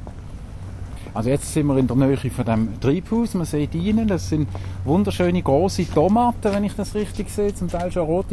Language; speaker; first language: German; native; German